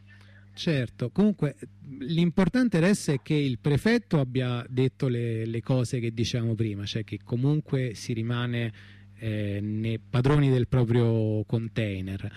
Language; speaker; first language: Italian; native; Italian